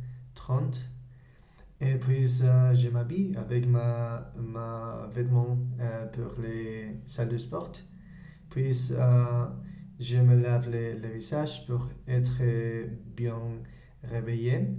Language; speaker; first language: French; non-native, learner; Spanish